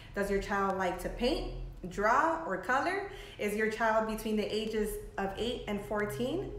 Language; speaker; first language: English; early bilingual, other home language; Spanish